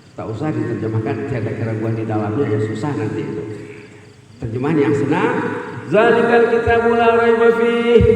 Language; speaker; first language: Indonesian; non-native, local second language; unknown